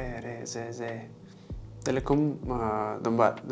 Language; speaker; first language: Vietnamese; non-native, learner; English